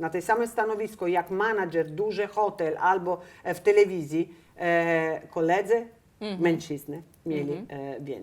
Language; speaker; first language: Polish; non-native, learner; Italian